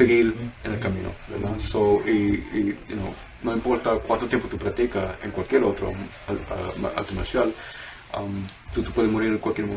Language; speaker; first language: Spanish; early bilingual, heritage; Spanish